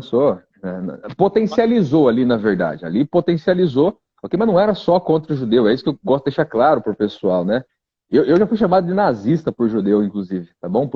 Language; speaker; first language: Portuguese; native; Portuguese